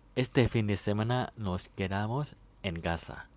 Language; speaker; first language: Spanish; non-native, fluent; Thai